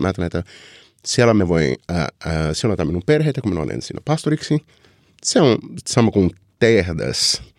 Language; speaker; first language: Finnish; non-native, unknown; Portuguese